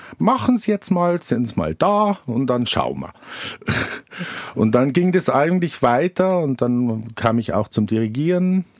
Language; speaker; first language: German; native; German